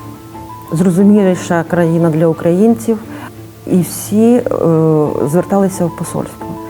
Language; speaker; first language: Ukrainian; native; Ukrainian